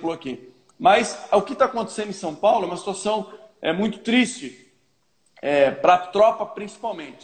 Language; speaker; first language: Portuguese; native; Portuguese